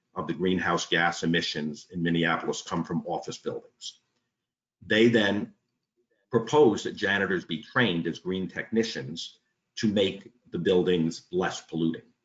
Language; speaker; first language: English; native; English